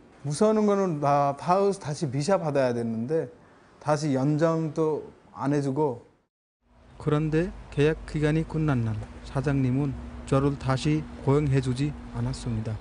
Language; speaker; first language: Korean; non-native, learner; Bangla